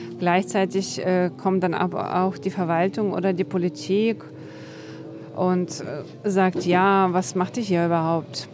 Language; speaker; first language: German; non-native, fluent; Ukrainian